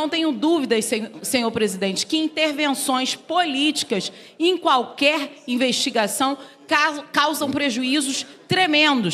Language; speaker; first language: Portuguese; native; Portuguese